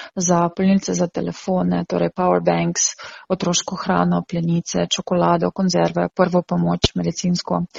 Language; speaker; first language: Slovenian; non-native, fluent; Ukrainian